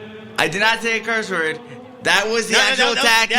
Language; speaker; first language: English; native; English